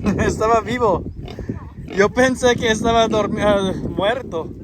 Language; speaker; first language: Spanish; non-native, learner; English